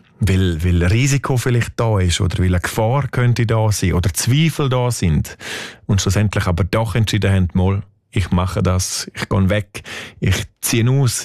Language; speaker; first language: German; native; German